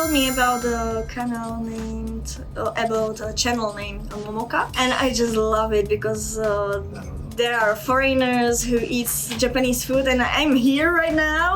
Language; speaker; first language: English; non-native, fluent; Czech